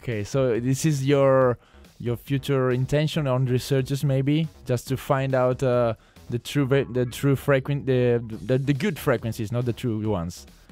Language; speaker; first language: English; non-native, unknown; Italian